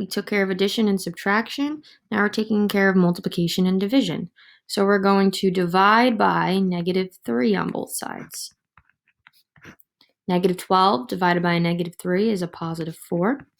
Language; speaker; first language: English; native; English